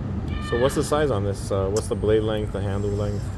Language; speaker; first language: English; native; English